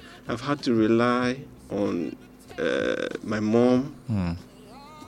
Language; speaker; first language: English; non-native, local second language; Ewe